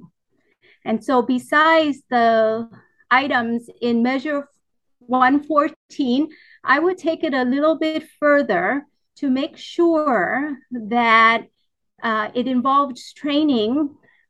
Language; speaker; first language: English; early bilingual, other home language; Vietnamese